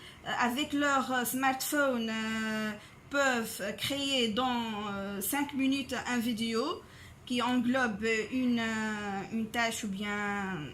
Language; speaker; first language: French; non-native, local second language; Arabic